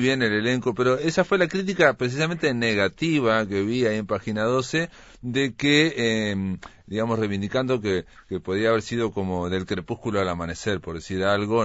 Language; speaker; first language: Spanish; native; Spanish